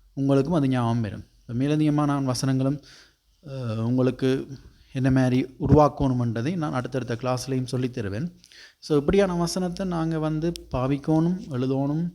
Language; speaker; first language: Tamil; native; Tamil